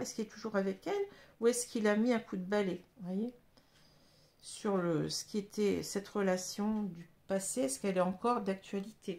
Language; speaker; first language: French; native; French